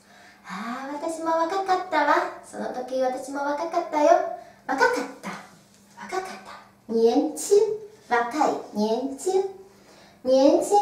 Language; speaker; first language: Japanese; non-native, fluent; Chinese